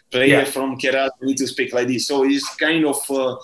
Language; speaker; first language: English; non-native, learner; Italian